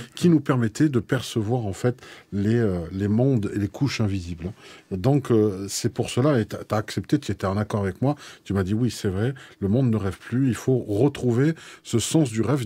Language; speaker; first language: French; native; French